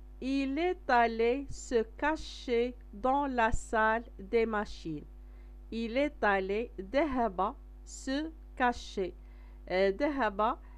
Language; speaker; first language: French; non-native, local second language; Arabic